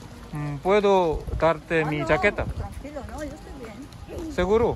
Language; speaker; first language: Spanish; non-native, learner; Korean